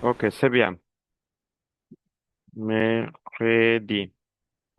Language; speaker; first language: French; non-native, fluent; Spanish